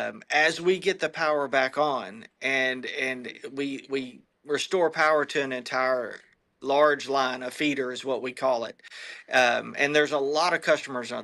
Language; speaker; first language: English; native; English